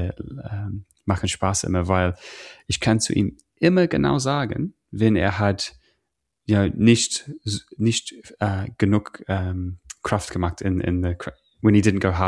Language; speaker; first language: German; non-native, learner; English